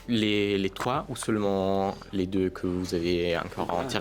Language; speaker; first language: French; non-native, learner; Italian